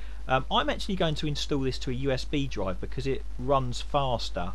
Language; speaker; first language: English; native; English